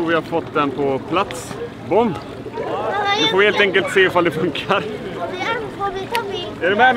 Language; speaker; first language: Swedish; native; Swedish